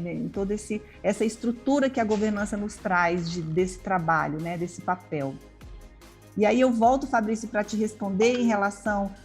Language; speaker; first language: Portuguese; native; Portuguese